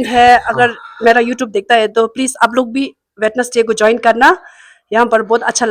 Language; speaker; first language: Hindi; non-native, local second language; Tibetan